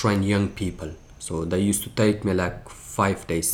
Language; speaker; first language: English; early bilingual, other home language; Persian